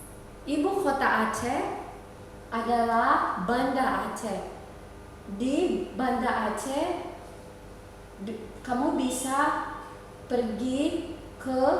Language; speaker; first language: Indonesian; non-native, learner; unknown